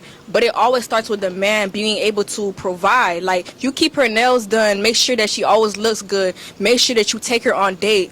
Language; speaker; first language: English; native; English